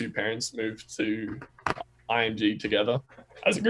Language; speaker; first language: English; native; English